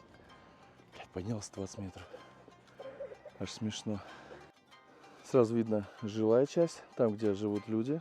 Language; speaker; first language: Russian; native; Russian